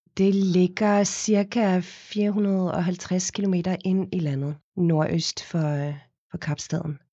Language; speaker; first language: Danish; non-native, fluent; Afrikaans